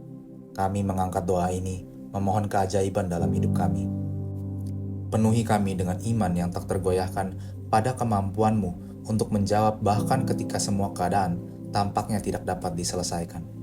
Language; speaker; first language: Indonesian; native; Indonesian